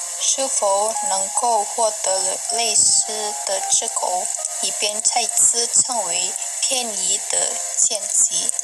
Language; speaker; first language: Chinese; non-native, learner; Indonesian